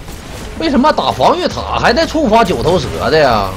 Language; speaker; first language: Chinese; native; Chinese